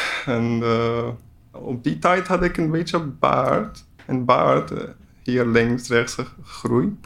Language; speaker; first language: Dutch; non-native, learner; Persian